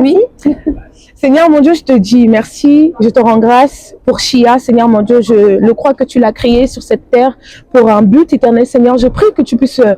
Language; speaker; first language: French; native; French